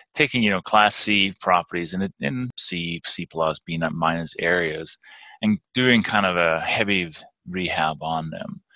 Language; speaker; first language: English; non-native, fluent; Danish